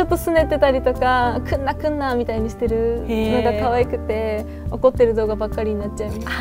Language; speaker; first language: Japanese; native; Japanese